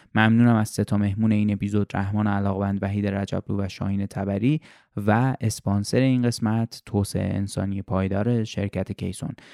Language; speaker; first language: Persian; native; Persian